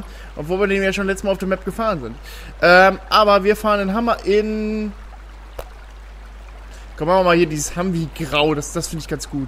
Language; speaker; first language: German; native; German